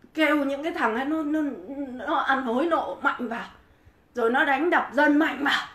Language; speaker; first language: Vietnamese; native; Vietnamese